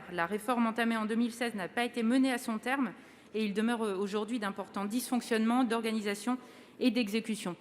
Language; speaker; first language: French; native; French